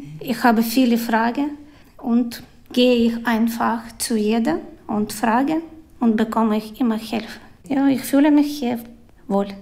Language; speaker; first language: German; non-native, learner; Ukrainian